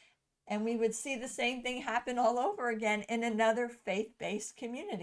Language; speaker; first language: English; native; English